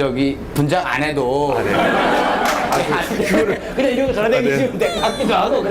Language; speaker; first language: Korean; native; Korean